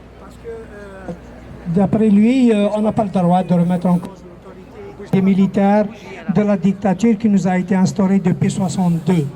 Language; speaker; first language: French; non-native, local second language; Kabyle